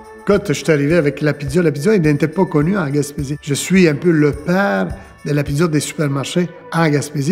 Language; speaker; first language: French; non-native, fluent; Italian